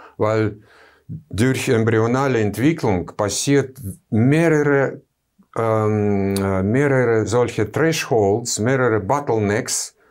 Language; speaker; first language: German; non-native, fluent; Russian